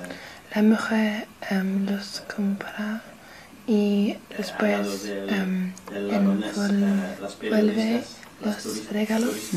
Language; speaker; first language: Spanish; non-native, learner; English